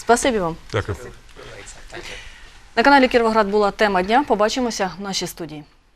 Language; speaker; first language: Ukrainian; native; Ukrainian